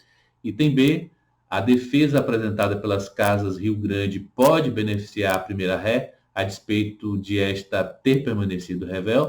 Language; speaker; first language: Portuguese; native; Portuguese